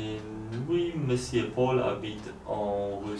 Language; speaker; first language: French; non-native, learner; Polish